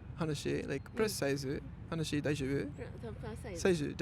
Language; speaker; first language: Japanese; non-native, learner; English